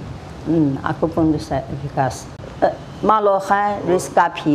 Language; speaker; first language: French; non-native, learner; Chinese